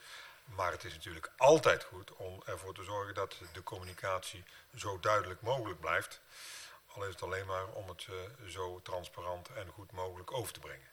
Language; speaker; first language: Dutch; native; Dutch